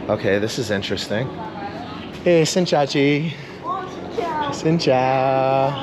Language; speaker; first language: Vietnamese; non-native, learner; English